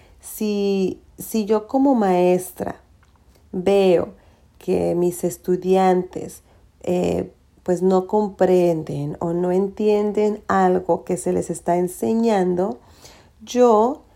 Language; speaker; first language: Spanish; early bilingual, heritage; Spanish